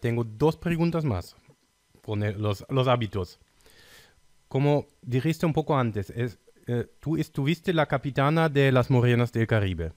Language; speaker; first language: Spanish; non-native, fluent; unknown